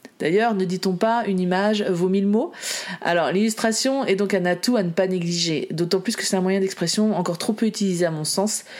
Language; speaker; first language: French; native; French